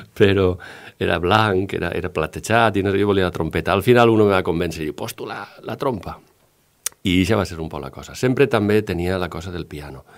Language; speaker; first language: Catalan; native; Catalan